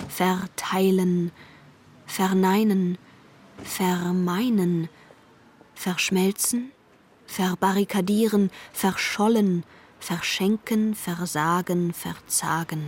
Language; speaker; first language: German; non-native, fluent; Persian